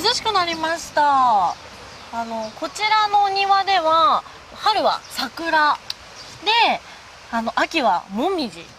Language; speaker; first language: Japanese; native; Japanese